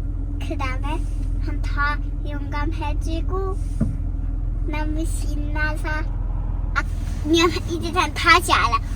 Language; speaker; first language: Korean; early bilingual, heritage; Korean